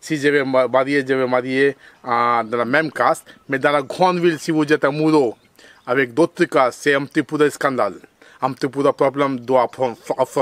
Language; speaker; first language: French; non-native, fluent; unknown